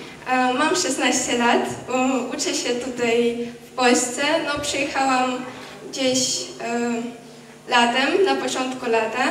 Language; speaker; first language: Polish; non-native, fluent; Crimean Tatar